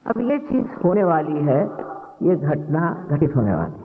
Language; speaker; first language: Hindi; non-native, local second language; Marathi